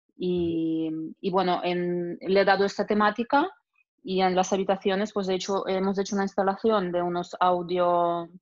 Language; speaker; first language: Spanish; non-native, fluent; Russian